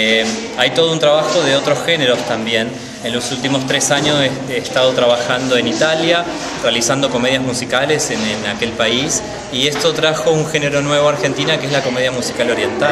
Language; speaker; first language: Spanish; native; Spanish